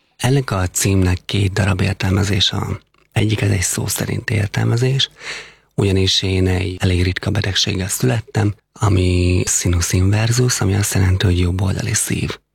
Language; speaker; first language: Hungarian; native; Hungarian